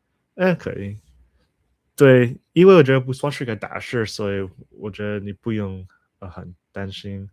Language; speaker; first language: Chinese; non-native, learner; English